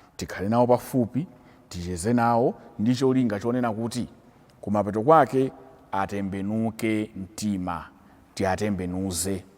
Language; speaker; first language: Nyanja; native; Nyanja